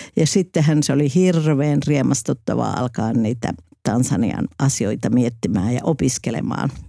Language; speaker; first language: Finnish; native; Finnish